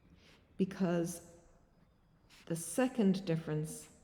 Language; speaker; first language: English; native; English